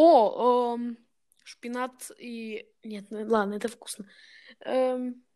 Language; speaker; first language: Russian; early bilingual, heritage; Russian